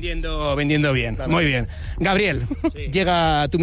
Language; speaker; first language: Spanish; native; Spanish